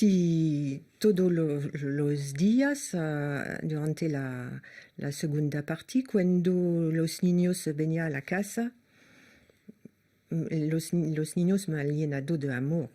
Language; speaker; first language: Spanish; non-native, learner; French